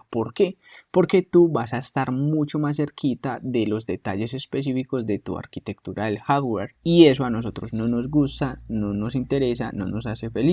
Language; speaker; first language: Spanish; native; Spanish